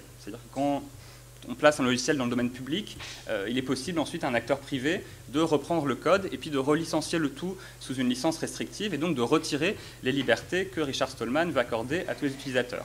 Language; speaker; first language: French; native; French